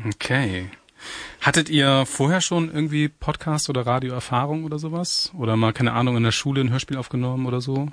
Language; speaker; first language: German; native; German